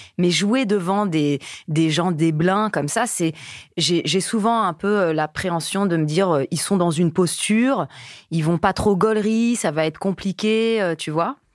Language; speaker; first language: French; native; French